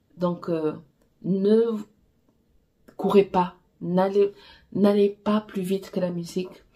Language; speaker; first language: French; non-native, fluent; Portuguese